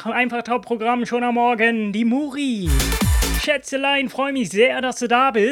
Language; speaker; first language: German; native; German